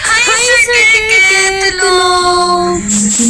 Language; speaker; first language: English; non-native, learner; Filipino